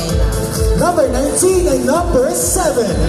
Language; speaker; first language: English; non-native, local second language; Filipino